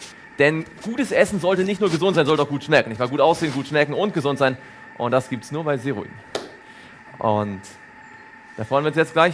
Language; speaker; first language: German; native; German